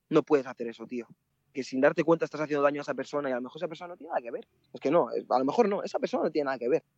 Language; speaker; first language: Spanish; early bilingual, other home language; Mandingo